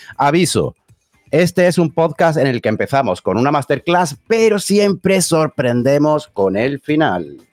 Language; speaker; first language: Spanish; native; Spanish